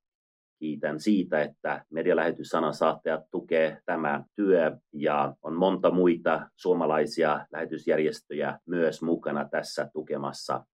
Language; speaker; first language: Finnish; non-native, fluent; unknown